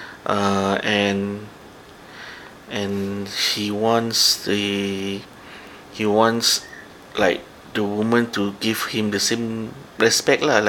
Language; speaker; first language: English; non-native, local second language; Malay